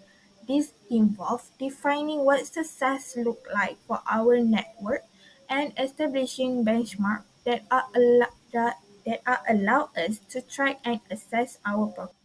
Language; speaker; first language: English; non-native, local second language; Malay